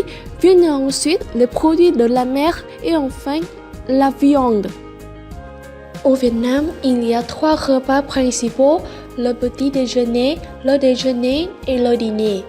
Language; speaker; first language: French; non-native, learner; Vietnamese